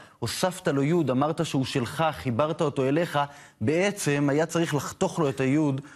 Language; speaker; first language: Hebrew; native; Hebrew